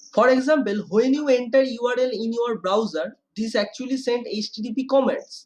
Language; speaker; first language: English; non-native, local second language; Bangla